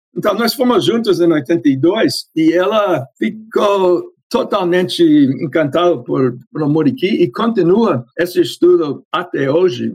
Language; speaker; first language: Portuguese; non-native, fluent; English